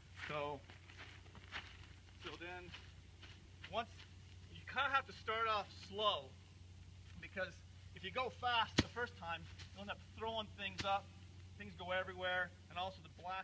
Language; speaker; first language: English; native; English